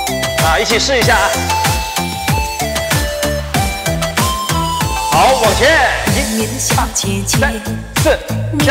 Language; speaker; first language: Chinese; native; Chinese